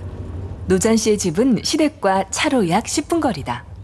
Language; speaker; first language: Korean; native; Korean